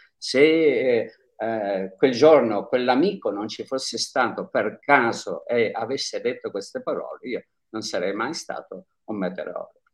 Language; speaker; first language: Italian; native; Italian